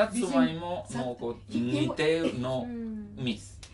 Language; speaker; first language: Japanese; non-native, learner; Italian